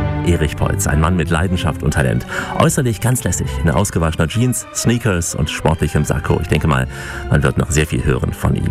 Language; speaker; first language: German; native; German